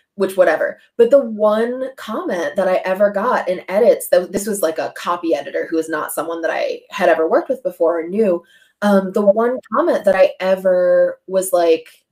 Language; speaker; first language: English; native; English